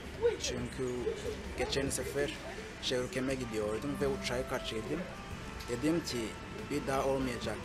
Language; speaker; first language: Turkish; non-native, fluent; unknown